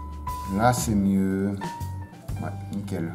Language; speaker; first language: French; native; French